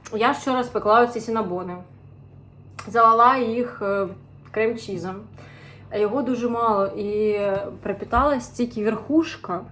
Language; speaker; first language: Ukrainian; non-native, local second language; Russian